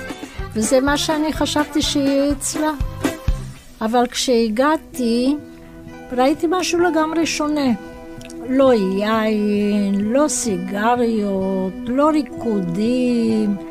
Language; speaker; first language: Hebrew; non-native, fluent; Romanian